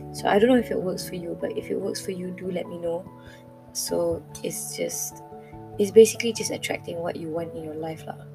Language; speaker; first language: English; non-native, local second language; Malay